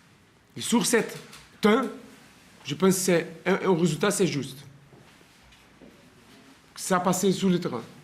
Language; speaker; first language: French; non-native, learner; Portuguese